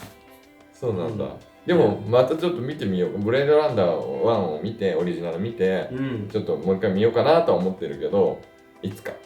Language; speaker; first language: Japanese; native; Japanese